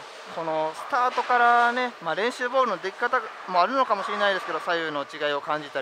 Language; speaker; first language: Japanese; native; Japanese